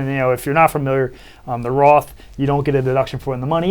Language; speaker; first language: English; native; English